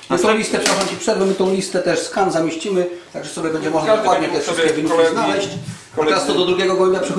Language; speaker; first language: Polish; native; Polish